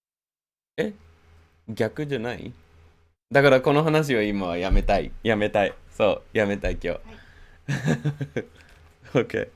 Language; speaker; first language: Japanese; non-native, fluent; English